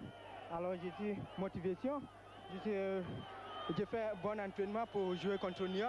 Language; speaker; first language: French; non-native, learner; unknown